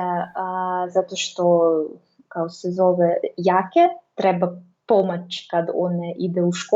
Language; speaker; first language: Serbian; non-native, learner; Russian